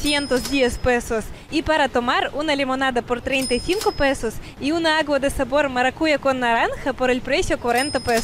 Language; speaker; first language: Spanish; non-native, fluent; Russian